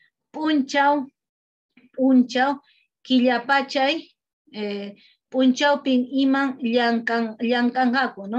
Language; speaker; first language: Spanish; non-native, local second language; Quechua